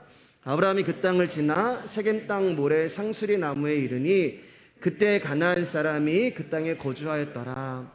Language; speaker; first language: Korean; native; Korean